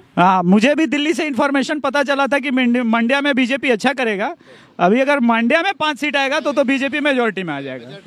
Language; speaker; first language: Hindi; native; Hindi